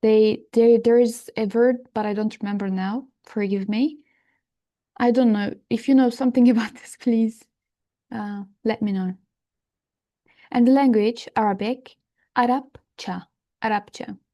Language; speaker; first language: English; non-native, fluent; Turkish